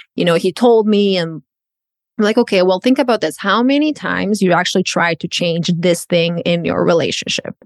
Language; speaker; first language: English; non-native, fluent; Croatian